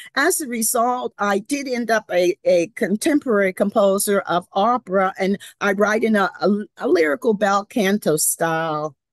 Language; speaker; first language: English; native; English